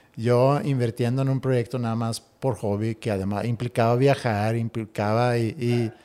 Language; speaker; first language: Spanish; non-native, fluent; Swedish